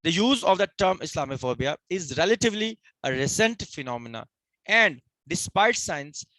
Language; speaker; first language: English; non-native, local second language; Urdu